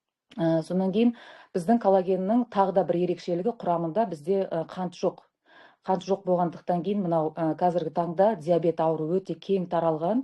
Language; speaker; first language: Kazakh; native; Kazakh